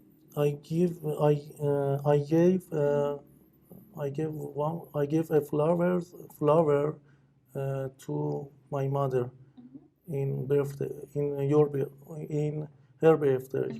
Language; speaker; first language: English; non-native, learner; Persian